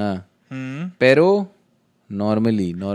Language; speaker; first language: Spanish; non-native, learner; Hindi